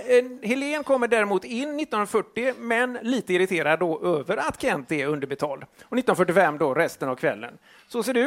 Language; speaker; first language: Swedish; native; Swedish